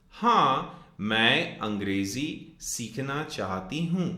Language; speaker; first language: Hindi; non-native, fluent; English